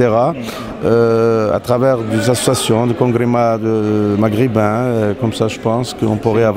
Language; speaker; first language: French; non-native, local second language; Arabic